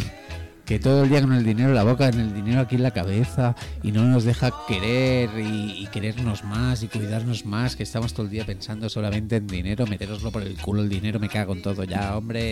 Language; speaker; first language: Spanish; native; Spanish